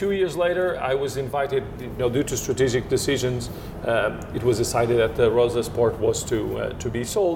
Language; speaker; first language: English; non-native, fluent; Portuguese